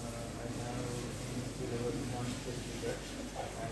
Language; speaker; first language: English; non-native, learner; Sinhala